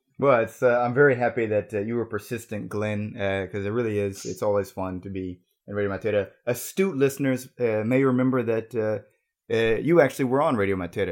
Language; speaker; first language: English; native; English